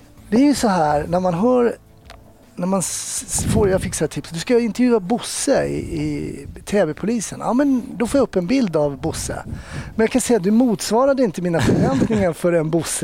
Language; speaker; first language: Swedish; native; Swedish